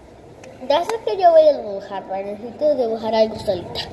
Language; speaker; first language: Spanish; early bilingual, heritage; Spanish